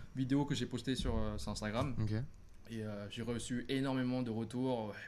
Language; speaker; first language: French; non-native, fluent; Thai